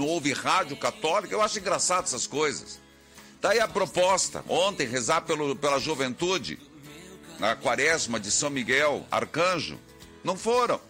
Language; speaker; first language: Portuguese; native; Portuguese